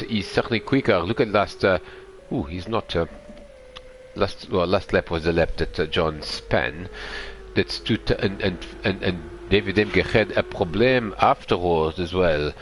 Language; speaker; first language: English; non-native, fluent; Portuguese